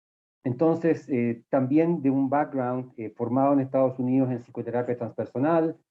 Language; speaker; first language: Spanish; native; Spanish